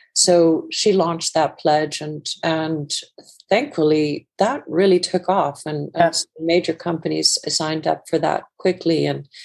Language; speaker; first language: English; non-native, fluent; Icelandic